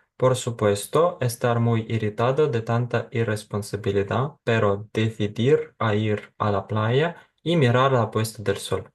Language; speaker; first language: Spanish; non-native, fluent; Ukrainian